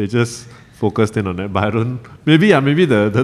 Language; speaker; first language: English; native; English